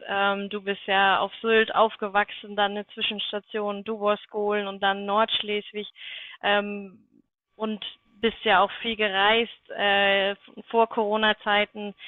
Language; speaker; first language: German; native; German